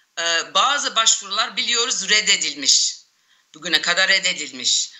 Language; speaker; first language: Turkish; non-native, fluent; English